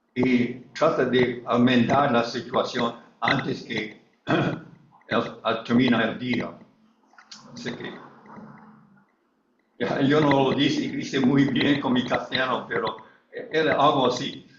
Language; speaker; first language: Spanish; non-native, learner; English